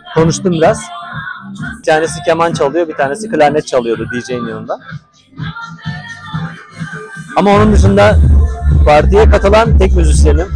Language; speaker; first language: Turkish; native; Turkish